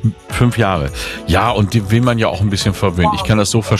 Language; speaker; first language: German; native; German